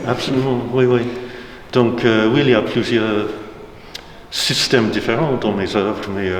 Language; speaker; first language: French; non-native, fluent; English